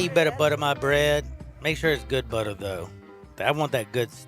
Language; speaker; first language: English; native; English